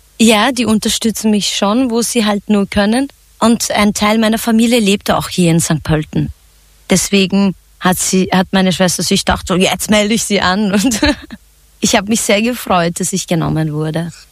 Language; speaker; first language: German; early bilingual, other home language; Turkish